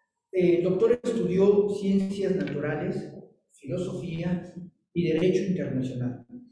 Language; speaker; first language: Spanish; native; Spanish